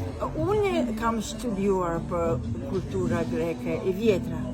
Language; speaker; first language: Albanian; non-native, learner; Italian